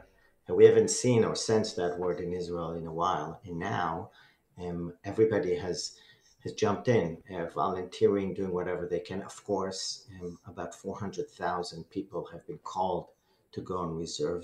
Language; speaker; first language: English; non-native, fluent; Hebrew